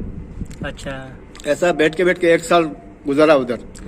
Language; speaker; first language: Hindi; non-native, learner; Bangla